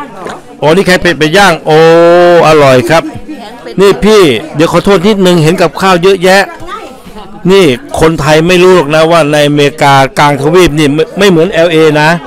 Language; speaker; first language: Thai; native; Thai